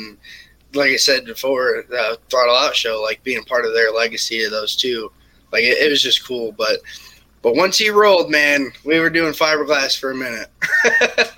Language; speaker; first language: English; native; English